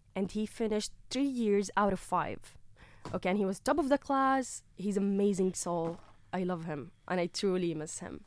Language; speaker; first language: English; non-native, fluent; Arabic